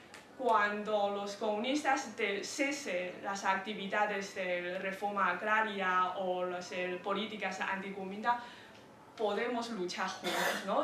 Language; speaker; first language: Spanish; non-native, fluent; Chinese